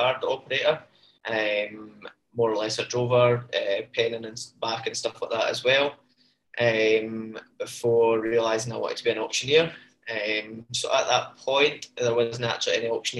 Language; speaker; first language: English; native; English